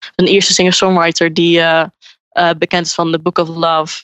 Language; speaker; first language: Dutch; native; Dutch